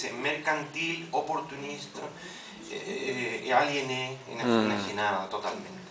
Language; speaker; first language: French; non-native, fluent; Spanish